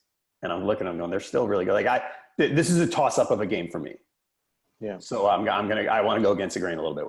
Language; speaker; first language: English; native; English